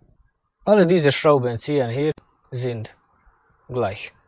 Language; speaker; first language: German; non-native, fluent; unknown